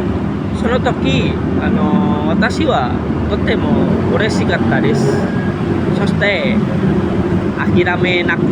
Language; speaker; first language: Japanese; non-native, learner; Indonesian